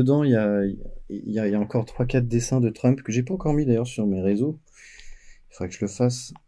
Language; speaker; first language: French; native; French